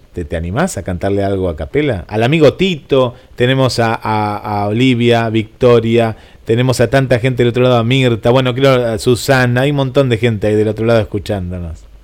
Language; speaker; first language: Spanish; native; Spanish